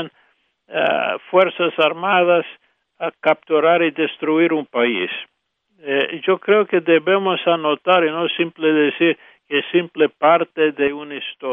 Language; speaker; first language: Spanish; non-native, fluent; English